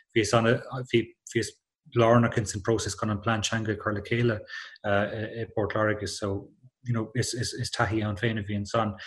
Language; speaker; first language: Irish; non-native, local second language; English